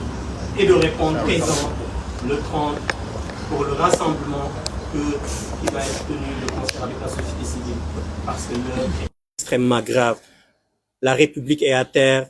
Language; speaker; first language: French; non-native, local second language; Wolof